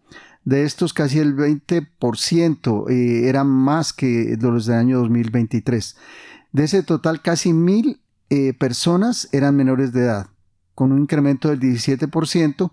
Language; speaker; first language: Spanish; native; Spanish